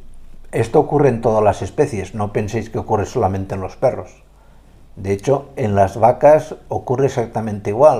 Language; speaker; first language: Spanish; native; Spanish